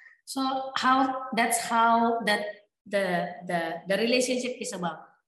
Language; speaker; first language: English; non-native, fluent; Indonesian